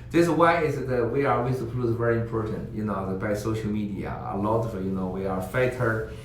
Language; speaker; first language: English; non-native, learner; Chinese